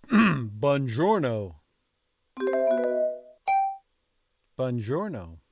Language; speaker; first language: Italian; non-native, learner; English